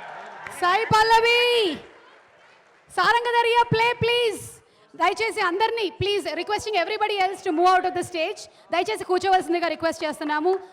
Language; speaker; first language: Telugu; native; Telugu